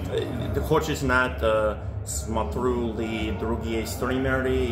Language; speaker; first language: Russian; non-native, learner; English